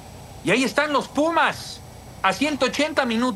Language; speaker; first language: Spanish; native; Spanish